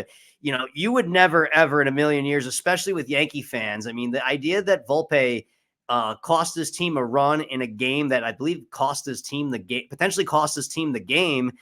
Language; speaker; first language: English; native; English